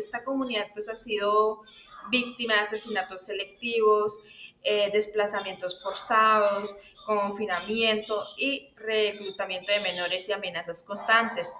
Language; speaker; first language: Spanish; native; Spanish